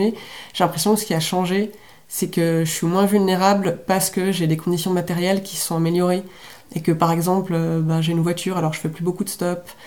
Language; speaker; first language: French; native; French